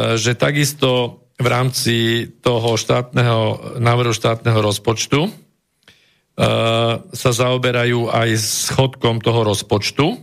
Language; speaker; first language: Slovak; native; Slovak